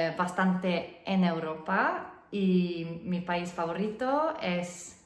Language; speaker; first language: Spanish; non-native, fluent; English